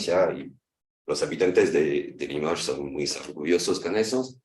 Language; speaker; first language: Spanish; non-native, fluent; French